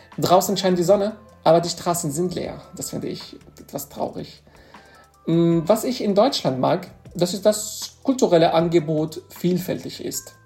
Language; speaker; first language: German; non-native, fluent; Arabic